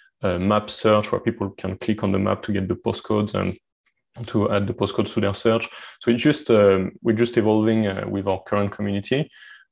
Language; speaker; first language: English; non-native, fluent; French